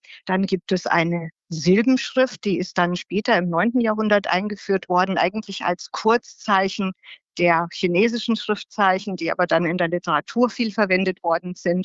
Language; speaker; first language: German; native; German